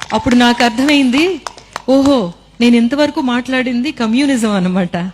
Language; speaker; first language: Telugu; native; Telugu